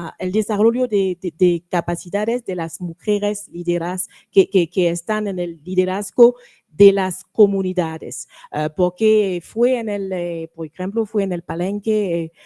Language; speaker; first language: Spanish; non-native, learner; French